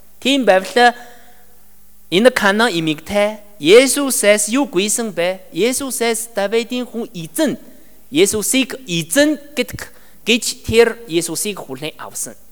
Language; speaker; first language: Mongolian; non-native, learner; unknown